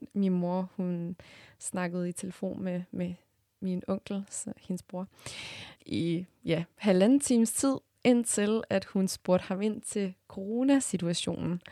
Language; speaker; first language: Danish; early bilingual, other home language; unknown